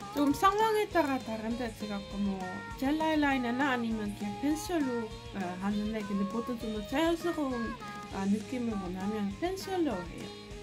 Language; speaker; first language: Korean; non-native, fluent; Dutch